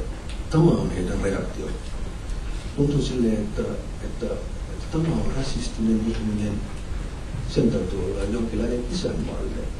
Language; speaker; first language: Finnish; non-native, fluent; Somali